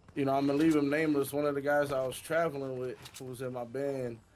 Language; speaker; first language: English; native; English